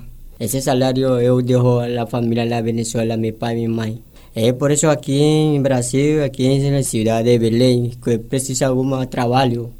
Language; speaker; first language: Spanish; non-native, local second language; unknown